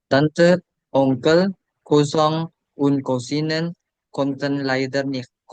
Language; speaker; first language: German; non-native, learner; Indonesian